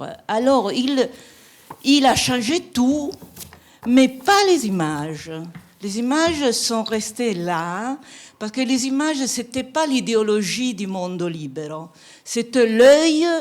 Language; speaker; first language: French; non-native, fluent; Italian